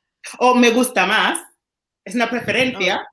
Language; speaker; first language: Spanish; non-native, fluent; English